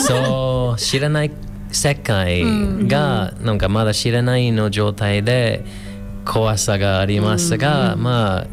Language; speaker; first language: Japanese; non-native, fluent; English